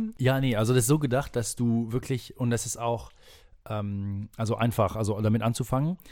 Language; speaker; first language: German; non-native, fluent; French